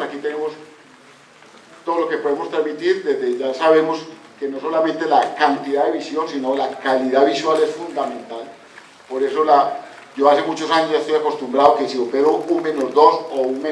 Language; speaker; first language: Spanish; native; Spanish